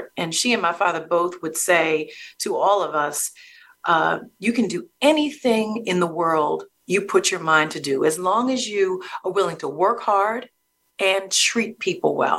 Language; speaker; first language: English; native; English